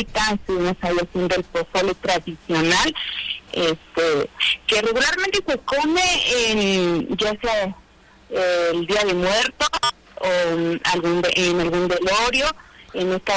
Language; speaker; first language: Spanish; native; Spanish